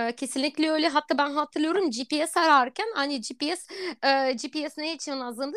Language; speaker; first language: Turkish; non-native, fluent; Russian